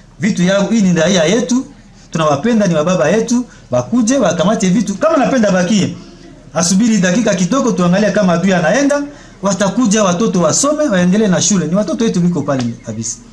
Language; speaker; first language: Swahili; non-native, local second language; Kinyarwanda